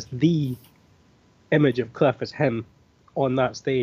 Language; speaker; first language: English; native; English